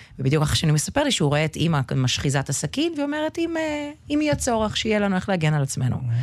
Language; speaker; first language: Hebrew; early bilingual, other home language; Russian